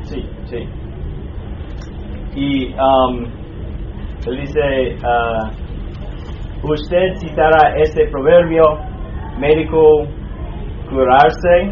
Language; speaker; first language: Spanish; non-native, fluent; English